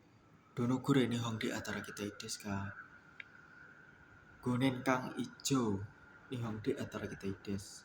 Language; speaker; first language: Japanese; non-native, learner; Indonesian